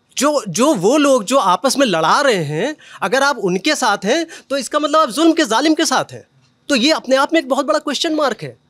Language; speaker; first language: Hindi; native; Hindi